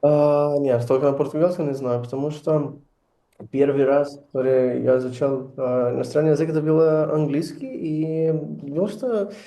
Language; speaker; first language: Russian; non-native, learner; Portuguese